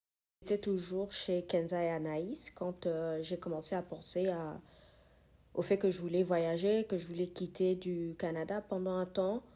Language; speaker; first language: French; non-native, fluent; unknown